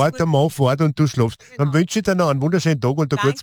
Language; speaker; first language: German; native; German